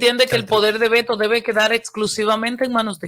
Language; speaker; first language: Spanish; native; Spanish